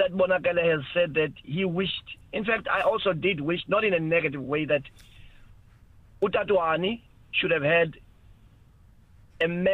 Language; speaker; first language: English; non-native, local second language; Xhosa